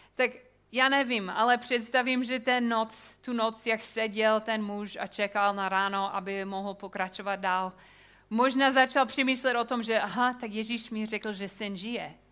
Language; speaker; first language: Czech; non-native, fluent; English